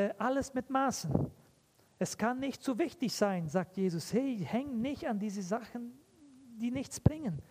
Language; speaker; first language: German; early bilingual, heritage; German